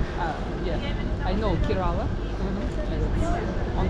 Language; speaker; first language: English; non-native, learner; Russian